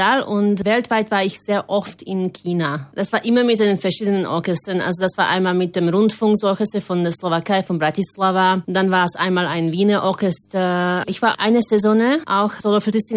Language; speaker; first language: German; non-native, fluent; Slovak